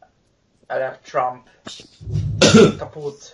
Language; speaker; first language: Swedish; non-native, learner; Norwegian